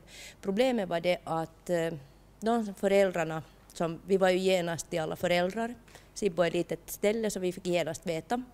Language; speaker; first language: Swedish; non-native, local second language; Finnish